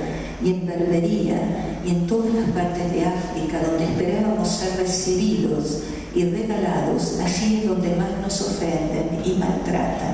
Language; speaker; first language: Spanish; native; Spanish